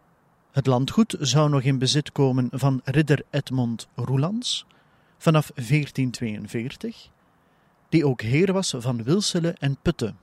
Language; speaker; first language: Dutch; native; Dutch